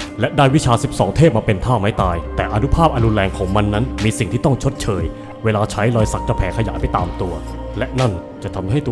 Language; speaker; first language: Thai; native; Thai